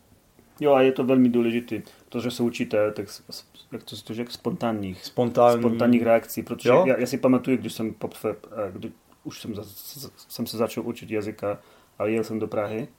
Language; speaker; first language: Czech; non-native, learner; Polish